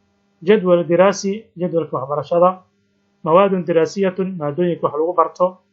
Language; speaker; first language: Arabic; non-native, fluent; Somali